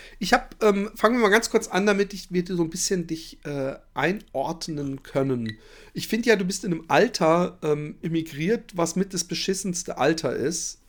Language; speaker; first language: German; native; German